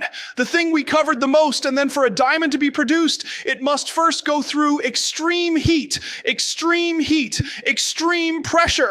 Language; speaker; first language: English; native; English